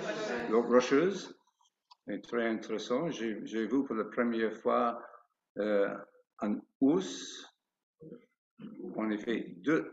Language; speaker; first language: French; non-native, fluent; English